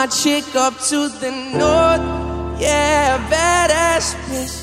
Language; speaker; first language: English; native; English